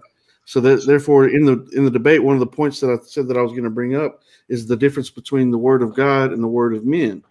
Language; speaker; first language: English; native; English